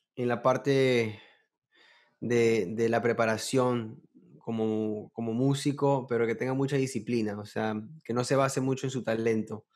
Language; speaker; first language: Spanish; early bilingual, heritage; Spanish